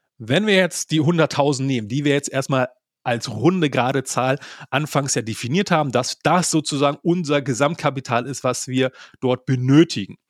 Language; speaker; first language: German; native; German